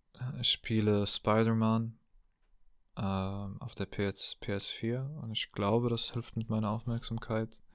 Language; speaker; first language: German; non-native, learner; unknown